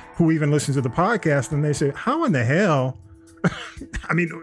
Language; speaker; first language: English; native; English